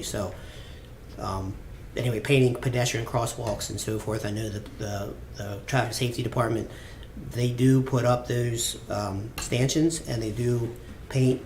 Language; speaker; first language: English; native; English